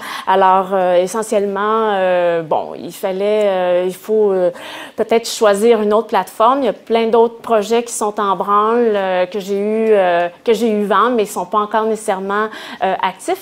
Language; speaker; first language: French; native; French